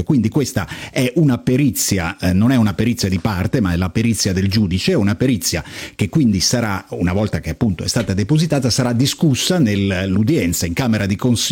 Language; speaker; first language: Italian; native; Italian